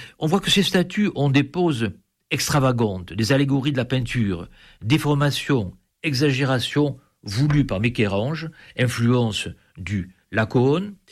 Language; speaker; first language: French; native; French